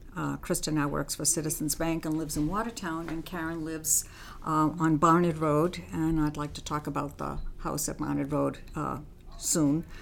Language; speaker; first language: English; early bilingual, other home language; Armenian